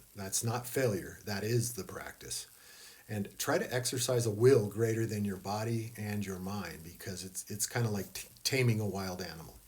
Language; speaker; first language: English; native; English